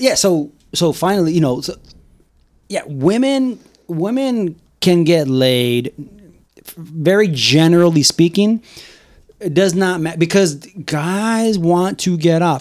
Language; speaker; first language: English; early bilingual, other home language; Spanish